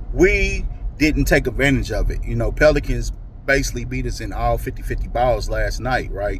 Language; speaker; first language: English; native; English